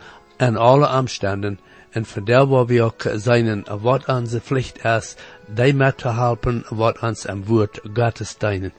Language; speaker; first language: German; non-native, learner; Low German